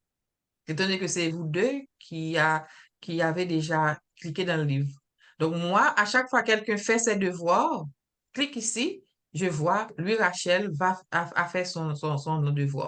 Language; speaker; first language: French; native; French